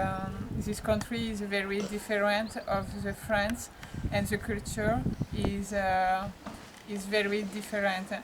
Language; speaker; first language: English; non-native, learner; French